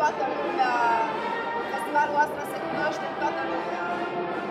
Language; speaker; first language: Romanian; non-native, local second language; Hungarian